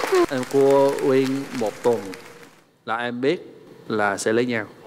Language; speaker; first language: Vietnamese; non-native, fluent; English